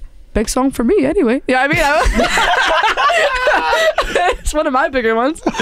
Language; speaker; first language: English; native; English